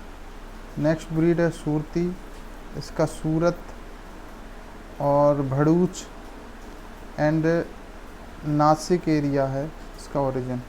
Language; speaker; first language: Hindi; native; Hindi